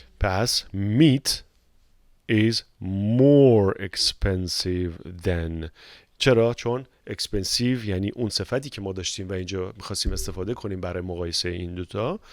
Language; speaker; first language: Persian; native; Persian